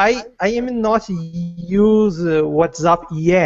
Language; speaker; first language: English; non-native, learner; Portuguese